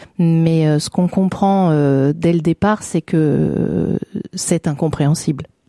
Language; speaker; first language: French; native; French